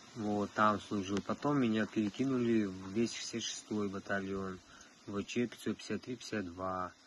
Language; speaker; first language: Russian; non-native, local second language; Tajik